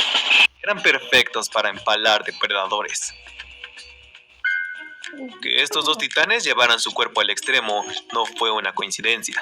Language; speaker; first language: Spanish; native; Spanish